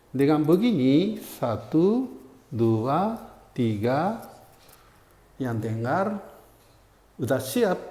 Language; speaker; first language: Indonesian; non-native, fluent; Japanese